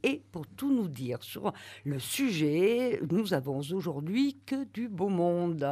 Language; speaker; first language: French; native; French